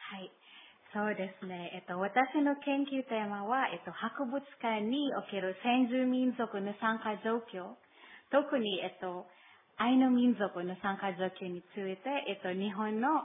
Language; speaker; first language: Japanese; non-native, learner; Filipino